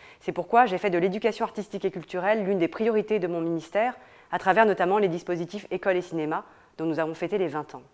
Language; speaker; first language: French; native; French